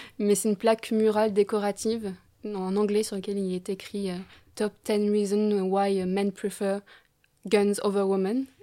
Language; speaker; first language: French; native; French